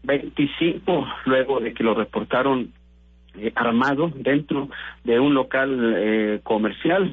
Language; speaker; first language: Spanish; native; Spanish